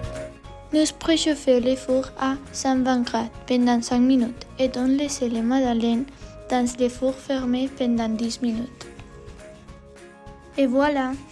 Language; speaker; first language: French; non-native, learner; English